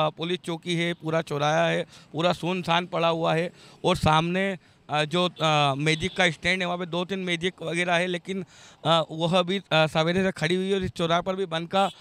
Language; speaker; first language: Hindi; native; Hindi